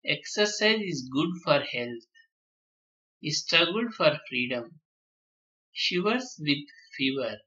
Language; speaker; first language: English; non-native, local second language; Telugu